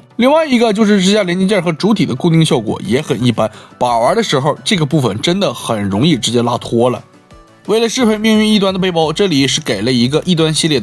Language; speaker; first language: Chinese; native; Chinese